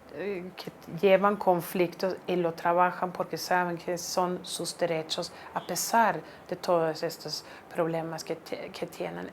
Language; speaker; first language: Spanish; non-native, fluent; Swedish